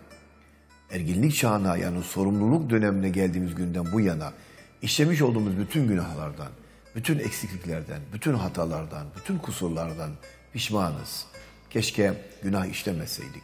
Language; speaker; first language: Turkish; native; Turkish